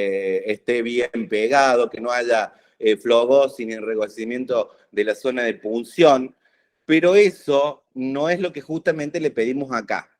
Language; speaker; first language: Spanish; native; Spanish